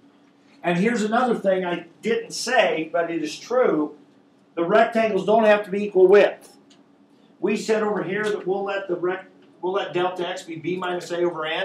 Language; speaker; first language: English; native; English